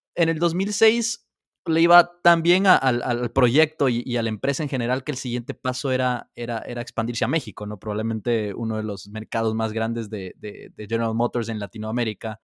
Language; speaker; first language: Spanish; native; Spanish